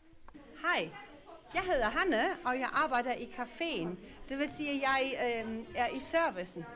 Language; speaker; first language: Danish; non-native, local second language; German